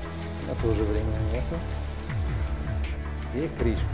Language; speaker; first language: Russian; non-native, fluent; Italian